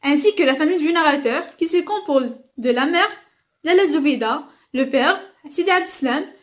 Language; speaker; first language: French; non-native, local second language; Arabic